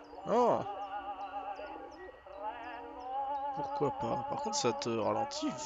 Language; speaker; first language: French; native; French